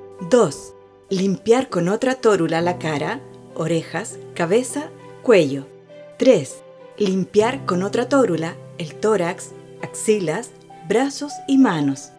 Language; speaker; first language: Spanish; native; Spanish